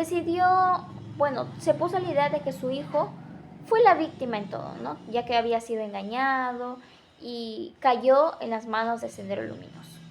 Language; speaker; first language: Spanish; native; Spanish